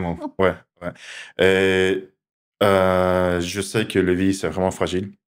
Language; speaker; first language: French; non-native, fluent; Russian